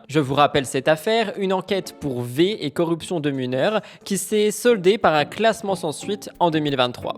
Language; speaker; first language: French; native; French